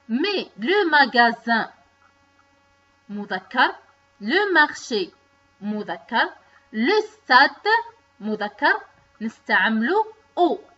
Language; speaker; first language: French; non-native, local second language; Arabic